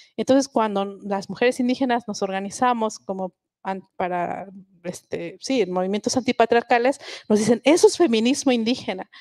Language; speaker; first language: Spanish; non-native, local second language; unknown